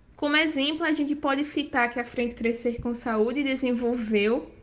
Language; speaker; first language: Portuguese; native; Portuguese